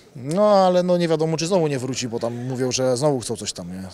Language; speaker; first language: Polish; native; Polish